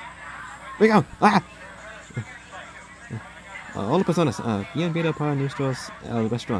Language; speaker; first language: Spanish; non-native, learner; English